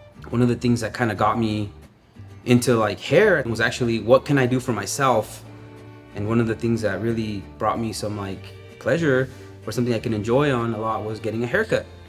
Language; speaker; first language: English; early bilingual, other home language; Spanish